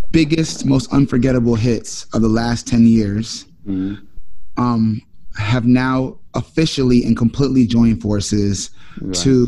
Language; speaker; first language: English; native; English